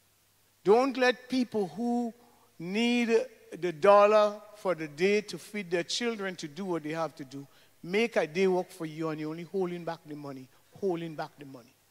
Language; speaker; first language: English; native; English